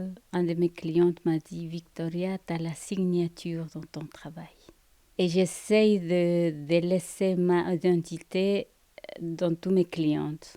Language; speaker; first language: French; non-native, fluent; Spanish